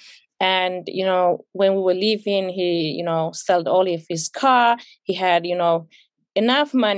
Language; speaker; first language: English; non-native, fluent; Somali